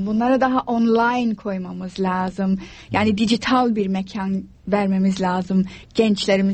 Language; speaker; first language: Turkish; non-native, fluent; English